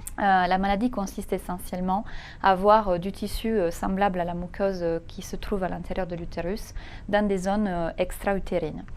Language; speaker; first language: French; non-native, fluent; Italian